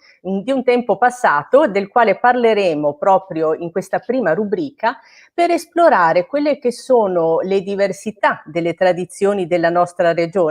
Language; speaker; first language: Italian; native; Italian